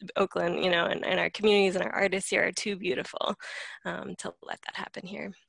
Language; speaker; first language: English; native; English